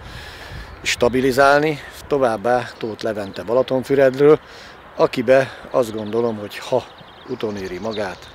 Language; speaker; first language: Hungarian; native; Hungarian